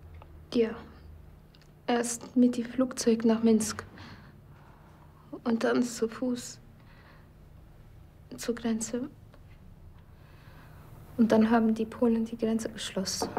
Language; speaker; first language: German; non-native, learner; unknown